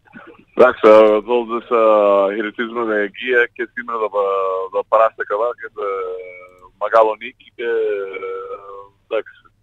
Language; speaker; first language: Greek; non-native, learner; Portuguese